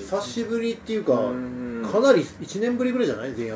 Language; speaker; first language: Japanese; native; Japanese